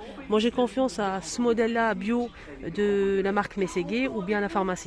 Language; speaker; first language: French; native; French